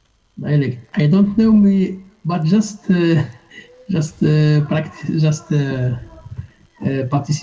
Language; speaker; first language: English; non-native, learner; Arabic